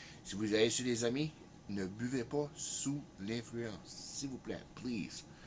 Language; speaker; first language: French; early bilingual, heritage; French